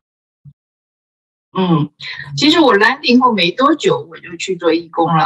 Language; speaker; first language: Chinese; native; Chinese